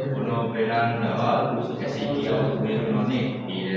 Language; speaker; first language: Japanese; non-native, learner; Indonesian